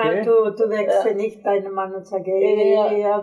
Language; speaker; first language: German; non-native, fluent; Italian